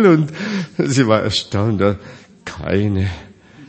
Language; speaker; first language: German; non-native, fluent; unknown